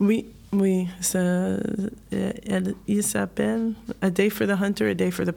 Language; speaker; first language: French; non-native, learner; English